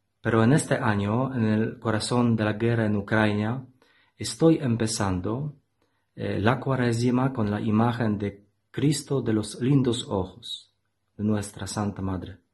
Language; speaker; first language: Spanish; non-native, learner; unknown